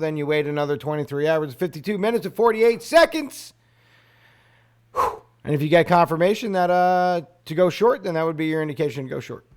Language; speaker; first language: English; native; English